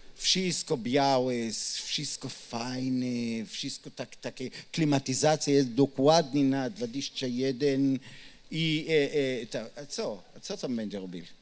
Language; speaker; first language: Polish; non-native, learner; Hebrew